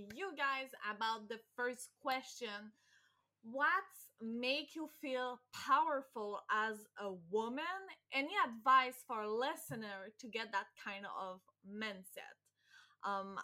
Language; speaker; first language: English; non-native, fluent; French